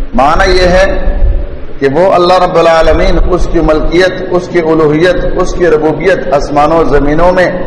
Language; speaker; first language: Urdu; non-native, local second language; Pashto